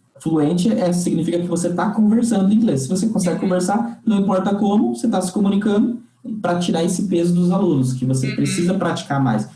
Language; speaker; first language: Portuguese; native; Portuguese